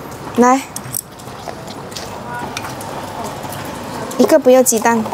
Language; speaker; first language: Chinese; non-native, fluent; Indonesian